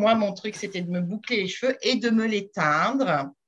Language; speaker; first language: French; native; French